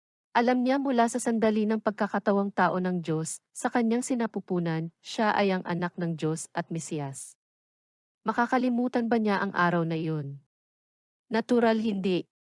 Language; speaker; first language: Filipino; native; Filipino